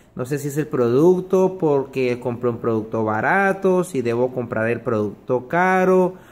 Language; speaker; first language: Spanish; native; Spanish